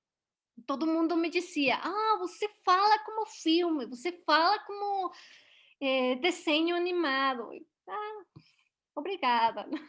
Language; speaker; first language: Portuguese; non-native, learner; Spanish